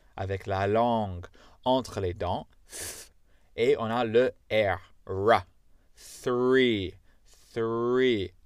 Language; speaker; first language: French; non-native, fluent; English